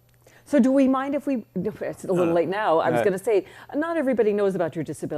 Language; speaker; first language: English; native; English